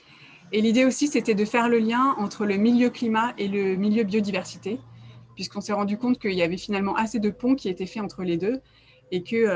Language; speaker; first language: French; native; French